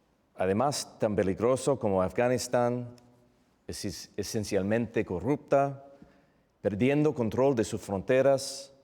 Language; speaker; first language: Spanish; non-native, fluent; English